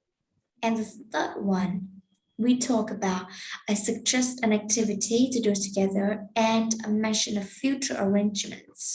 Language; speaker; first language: English; non-native, fluent; Vietnamese